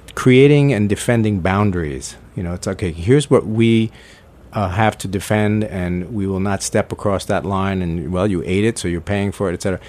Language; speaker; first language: English; native; English